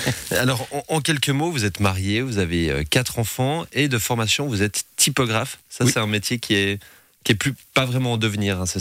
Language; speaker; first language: French; native; French